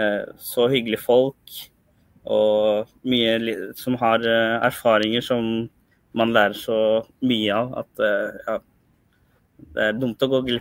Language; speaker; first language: Norwegian; early bilingual, other home language; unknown